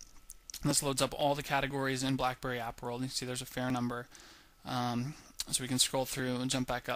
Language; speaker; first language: English; native; English